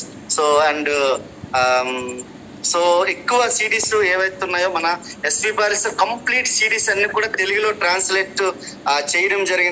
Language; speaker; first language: Telugu; native; Telugu